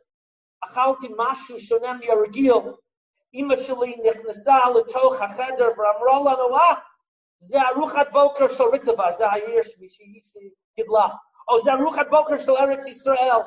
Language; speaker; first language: Hebrew; non-native, fluent; English